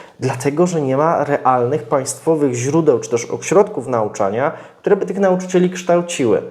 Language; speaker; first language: Polish; native; Polish